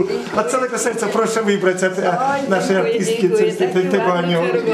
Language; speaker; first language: Polish; early bilingual, heritage; Polish